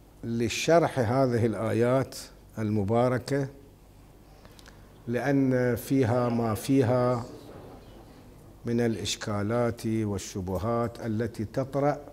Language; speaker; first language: Arabic; native; Arabic